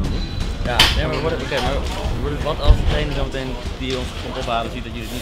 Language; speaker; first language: Dutch; native; Dutch